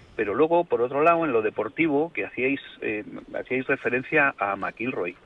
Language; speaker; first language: Spanish; native; Spanish